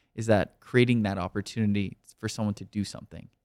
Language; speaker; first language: English; native; English